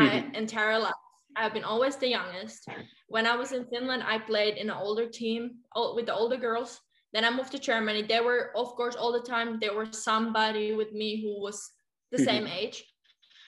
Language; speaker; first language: English; non-native, fluent; Finnish